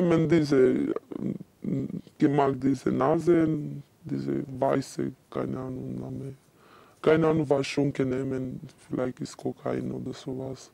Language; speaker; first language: German; non-native, learner; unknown